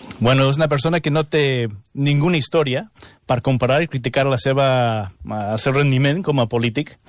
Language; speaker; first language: Catalan; non-native, fluent; English